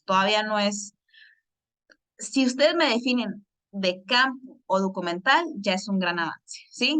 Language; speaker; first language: Spanish; native; Spanish